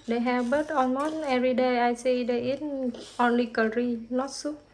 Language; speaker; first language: English; non-native, learner; Vietnamese